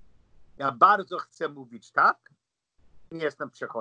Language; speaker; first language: Polish; non-native, learner; English